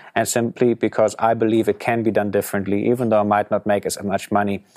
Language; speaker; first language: English; non-native, fluent; German